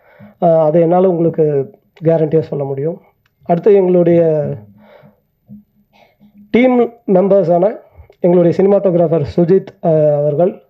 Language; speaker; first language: Tamil; native; Tamil